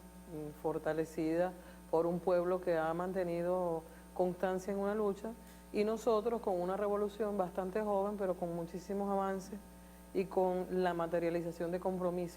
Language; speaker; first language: Spanish; native; Spanish